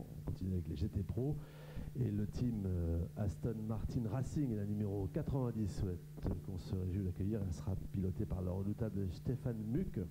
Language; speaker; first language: French; native; French